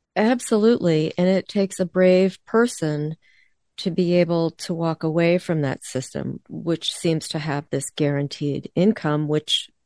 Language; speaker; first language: English; native; English